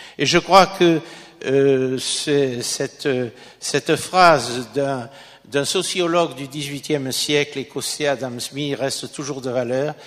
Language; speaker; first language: French; native; French